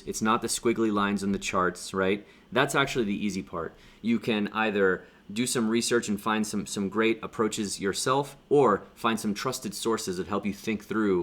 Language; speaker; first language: English; native; English